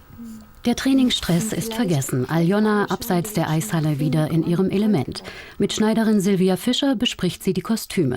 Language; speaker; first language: German; native; German